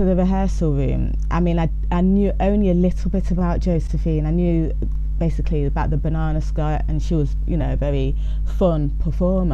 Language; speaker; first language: English; native; English